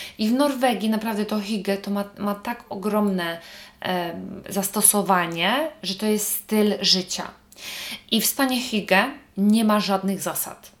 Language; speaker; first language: Polish; native; Polish